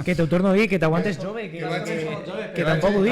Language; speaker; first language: Catalan; native; Catalan